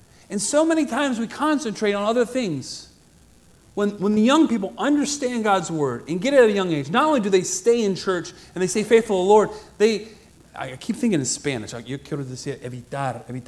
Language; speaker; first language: English; native; English